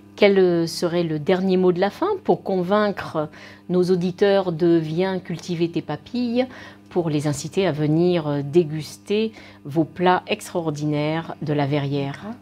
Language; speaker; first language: French; native; French